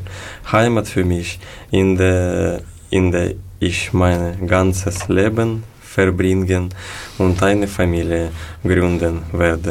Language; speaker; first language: German; non-native, learner; Ukrainian